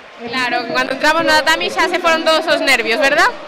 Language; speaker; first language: Galician; native; Galician